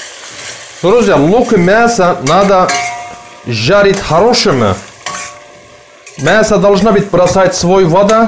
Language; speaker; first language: Russian; non-native, learner; Turkish